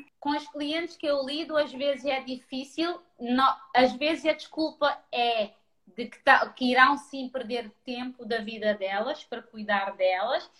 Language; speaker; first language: Portuguese; non-native, local second language; Kabuverdianu